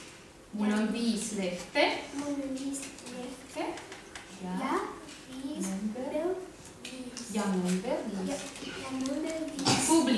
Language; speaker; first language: Estonian; non-native, local second language; Russian